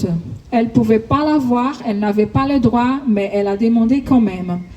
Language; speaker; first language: French; non-native, fluent; Portuguese